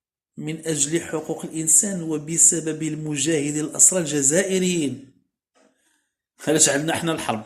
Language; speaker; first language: Arabic; native; Arabic